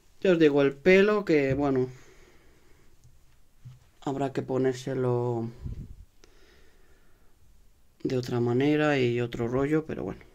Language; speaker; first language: Spanish; native; Spanish